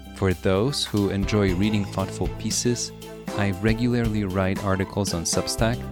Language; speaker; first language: English; early bilingual, other home language; Polish